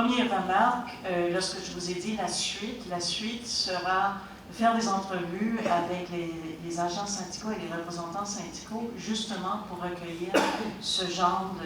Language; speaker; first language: French; native; French